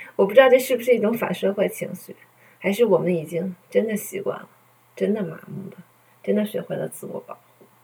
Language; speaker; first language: Chinese; native; Chinese